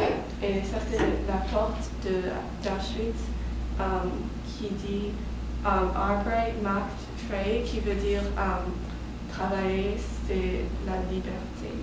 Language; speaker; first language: French; non-native, learner; English